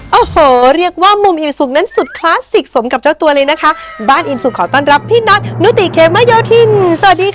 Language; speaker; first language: Thai; native; Thai